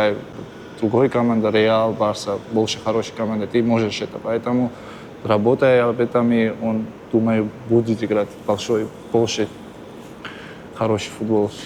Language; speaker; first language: Russian; non-native, learner; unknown